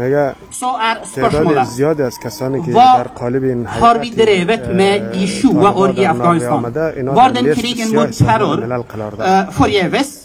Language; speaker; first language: Norwegian; non-native, fluent; Persian